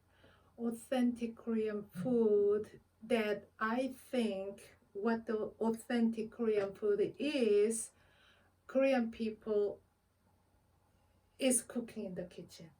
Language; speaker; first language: English; non-native, learner; Korean